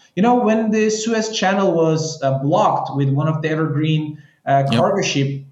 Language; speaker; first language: English; non-native, fluent; Turkish